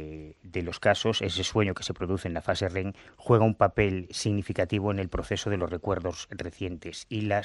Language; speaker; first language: Spanish; native; Spanish